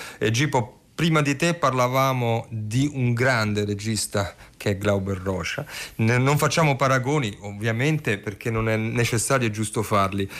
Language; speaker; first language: Italian; native; Italian